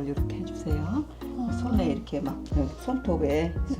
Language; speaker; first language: Korean; native; Korean